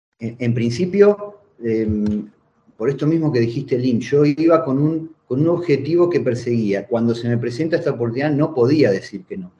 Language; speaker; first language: Spanish; native; Spanish